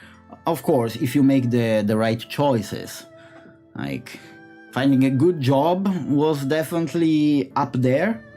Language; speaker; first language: English; non-native, fluent; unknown